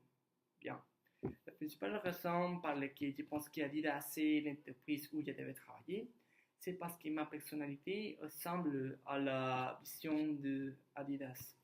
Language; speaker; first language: French; non-native, learner; Spanish